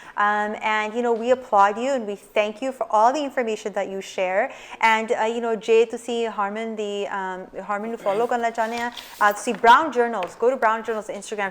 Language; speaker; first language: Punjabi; early bilingual, heritage; Punjabi